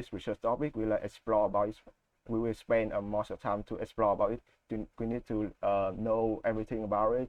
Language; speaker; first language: English; non-native, learner; Vietnamese